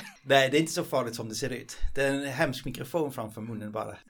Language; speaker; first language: Swedish; non-native, fluent; Dutch